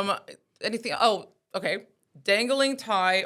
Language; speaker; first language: English; native; English